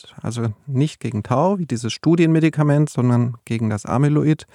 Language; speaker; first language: German; native; German